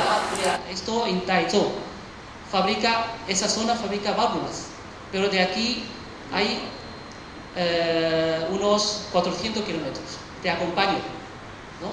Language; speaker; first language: Spanish; early bilingual, other home language; Chinese